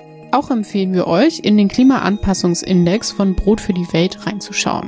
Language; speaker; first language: German; native; German